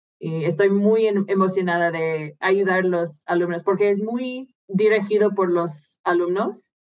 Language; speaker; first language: Spanish; non-native, fluent; English